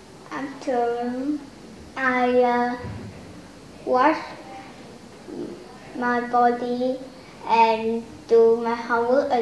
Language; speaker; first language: English; non-native, learner; Vietnamese